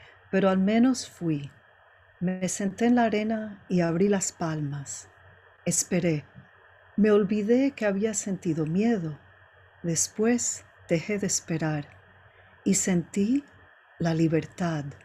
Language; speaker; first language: Spanish; early bilingual, heritage; Spanish